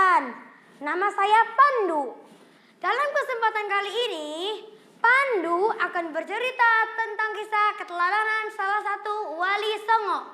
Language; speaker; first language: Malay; non-native, local second language; Javanese